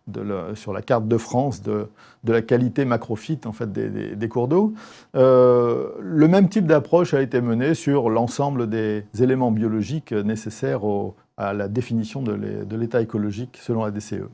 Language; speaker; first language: French; native; French